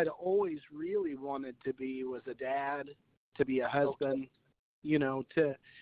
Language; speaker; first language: English; native; English